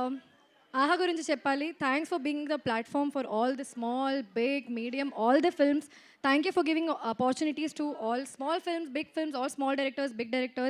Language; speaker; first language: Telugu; non-native, learner; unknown